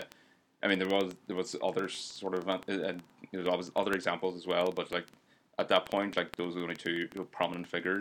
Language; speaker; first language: English; native; English